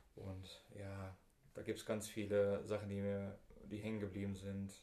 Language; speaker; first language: German; native; German